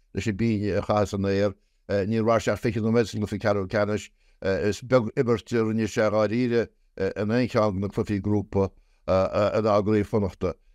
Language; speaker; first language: Irish; native; Irish